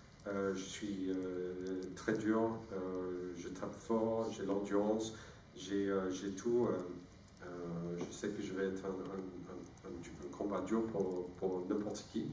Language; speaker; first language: French; non-native, fluent; English